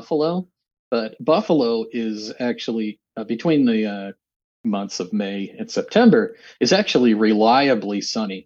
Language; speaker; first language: English; native; English